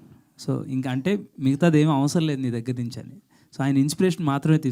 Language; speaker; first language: Telugu; native; Telugu